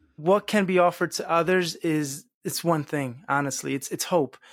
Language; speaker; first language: English; early bilingual, other home language; Spanish